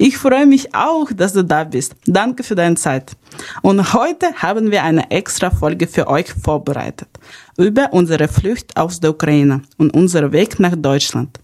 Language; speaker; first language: German; non-native, fluent; Ukrainian